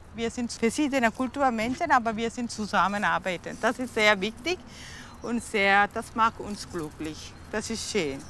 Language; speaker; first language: German; non-native, learner; Tamil